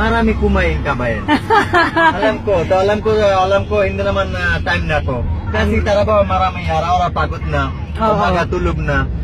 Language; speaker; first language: Filipino; non-native, learner; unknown